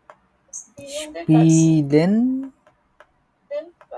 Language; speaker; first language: German; non-native, learner; Bangla